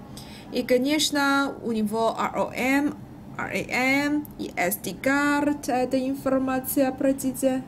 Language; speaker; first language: Russian; non-native, learner; Chinese